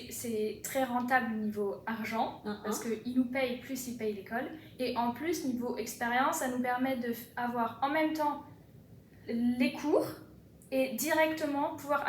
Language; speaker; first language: French; native; French